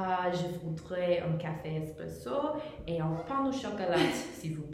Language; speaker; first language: French; non-native, learner; English